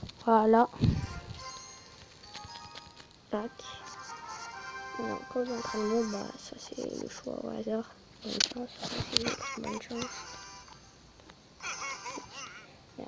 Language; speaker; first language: French; native; French